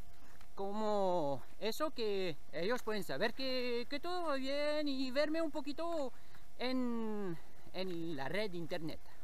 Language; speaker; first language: Spanish; non-native, learner; French